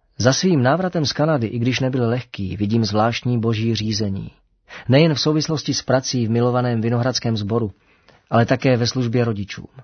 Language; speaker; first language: Czech; native; Czech